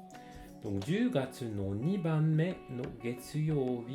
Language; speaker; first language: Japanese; non-native, fluent; French